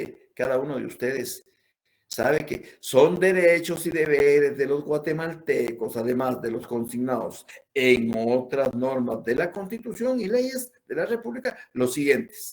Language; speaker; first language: Spanish; native; Spanish